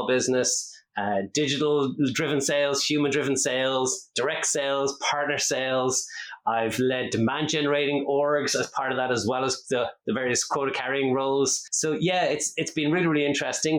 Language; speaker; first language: English; native; English